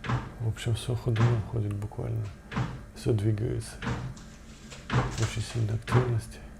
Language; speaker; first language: Russian; native; Russian